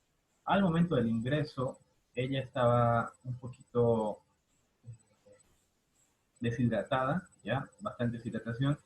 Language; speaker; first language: Spanish; native; Spanish